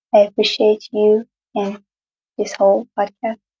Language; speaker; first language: English; non-native, fluent; Persian